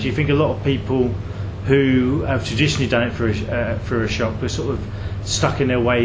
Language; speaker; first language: English; native; English